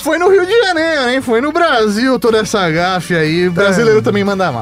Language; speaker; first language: Portuguese; native; Portuguese